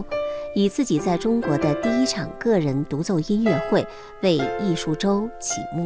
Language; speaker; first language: Chinese; native; Chinese